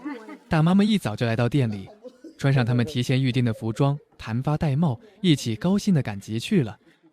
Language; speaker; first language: Chinese; native; Chinese